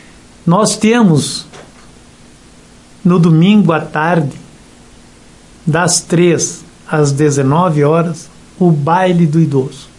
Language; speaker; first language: Portuguese; native; Portuguese